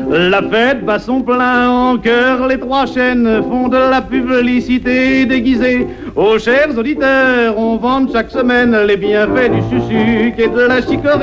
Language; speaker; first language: French; native; French